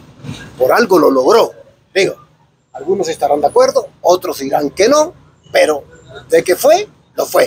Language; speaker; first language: Spanish; native; Spanish